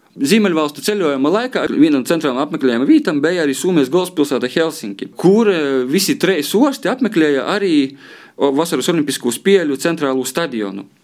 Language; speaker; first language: Latvian; native; Latvian